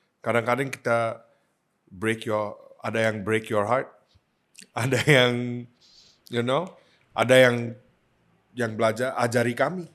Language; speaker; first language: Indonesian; non-native, fluent; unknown